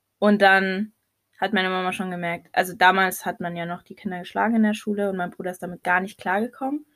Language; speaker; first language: German; early bilingual, other home language; Arabic